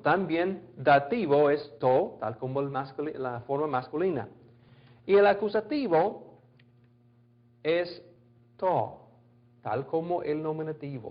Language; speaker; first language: Spanish; non-native, fluent; English